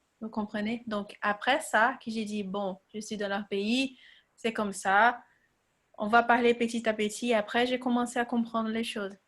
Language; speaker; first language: French; non-native, fluent; Portuguese